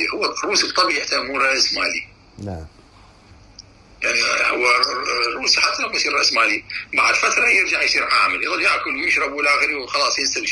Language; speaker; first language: Arabic; native; Arabic